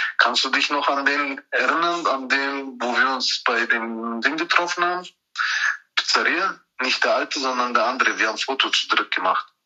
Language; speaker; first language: German; early bilingual, other home language; Turkish